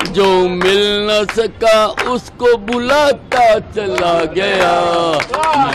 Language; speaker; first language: Hindi; native; Hindi